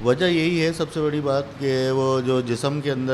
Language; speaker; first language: Urdu; native; Urdu